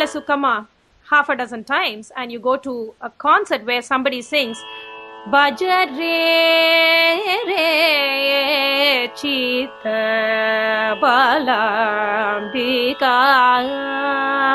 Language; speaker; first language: English; non-native, local second language; Tamil